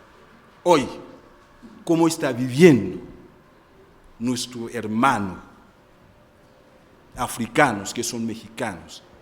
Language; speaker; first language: Spanish; non-native, fluent; Haitian Creole